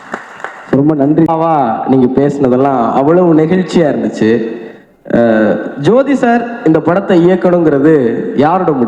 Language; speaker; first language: Tamil; native; Tamil